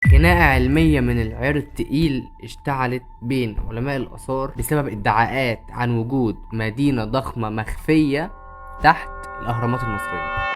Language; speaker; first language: Arabic; native; Arabic